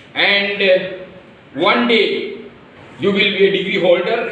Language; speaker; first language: English; non-native, local second language; Tamil